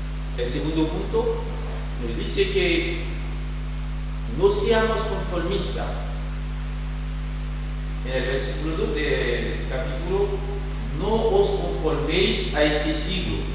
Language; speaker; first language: Spanish; non-native, fluent; French